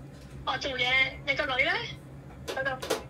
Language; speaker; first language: Cantonese; native; Cantonese